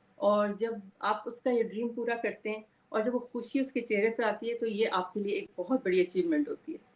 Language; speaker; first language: Urdu; native; Urdu